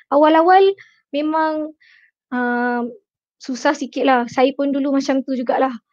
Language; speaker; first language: Malay; native; Malay